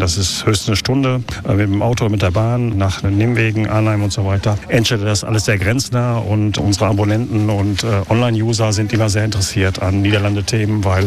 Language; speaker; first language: German; native; German